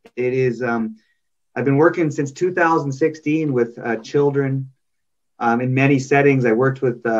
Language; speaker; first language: English; native; English